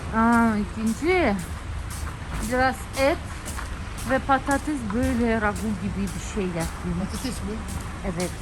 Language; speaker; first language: Turkish; non-native, learner; Russian